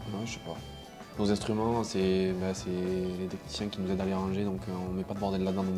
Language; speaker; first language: French; native; French